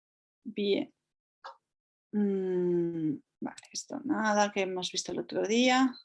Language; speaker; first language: Spanish; native; Spanish